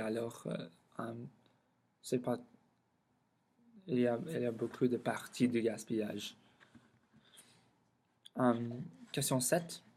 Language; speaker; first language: French; non-native, learner; English